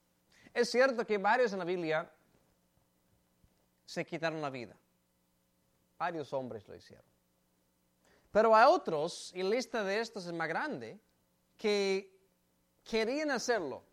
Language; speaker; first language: Spanish; native; Spanish